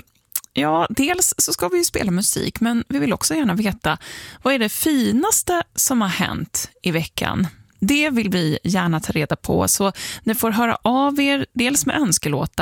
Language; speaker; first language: Swedish; native; Swedish